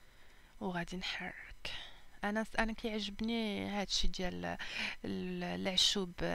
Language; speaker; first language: Arabic; native; Arabic